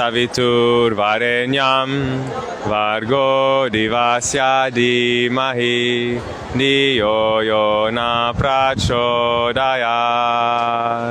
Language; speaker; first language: Hindi; non-native, learner; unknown